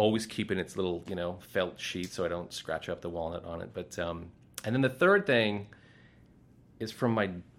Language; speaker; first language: English; native; English